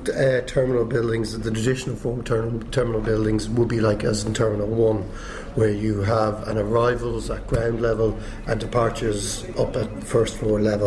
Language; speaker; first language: English; native; English